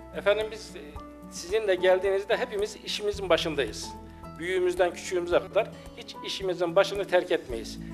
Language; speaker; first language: Turkish; native; Turkish